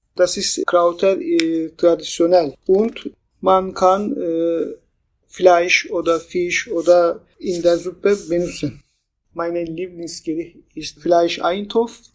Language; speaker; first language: German; non-native, learner; Turkish